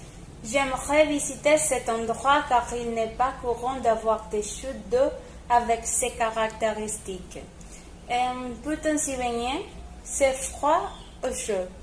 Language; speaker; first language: French; non-native, learner; Spanish